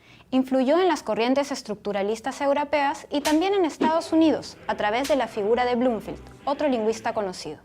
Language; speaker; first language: Spanish; native; Spanish